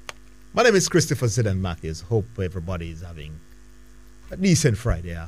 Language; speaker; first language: English; native; English